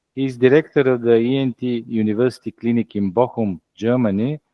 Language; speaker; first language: English; non-native, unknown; Bulgarian